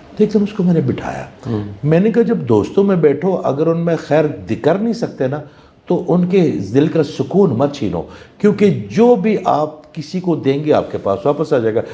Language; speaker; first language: Urdu; non-native, local second language; Punjabi